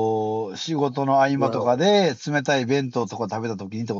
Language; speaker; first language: Japanese; native; Japanese